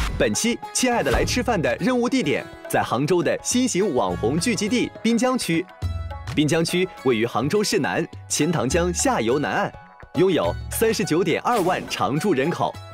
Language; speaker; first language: Chinese; native; Chinese